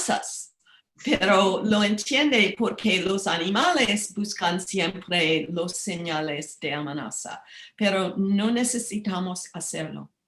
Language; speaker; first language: Spanish; non-native, learner; English